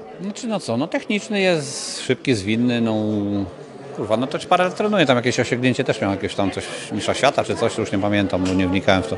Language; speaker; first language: Polish; native; Polish